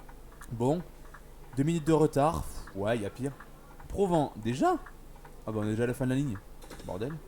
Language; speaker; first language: French; native; French